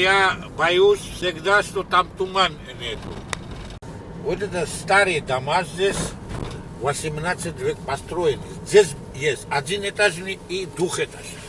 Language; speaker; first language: Russian; non-native, fluent; Georgian